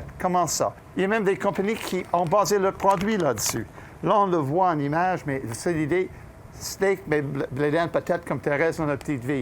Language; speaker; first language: French; native; French